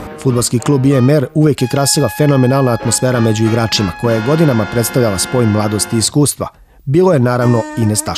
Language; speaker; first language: Serbian; native; Serbian